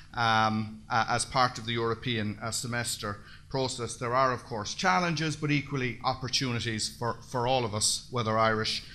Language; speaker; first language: English; native; English